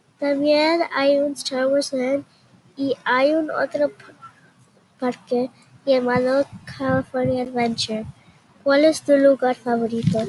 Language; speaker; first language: Spanish; early bilingual, heritage; Spanish